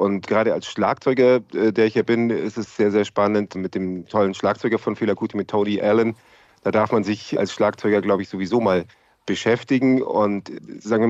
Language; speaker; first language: German; native; German